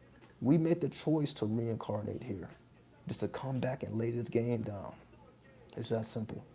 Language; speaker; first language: English; native; English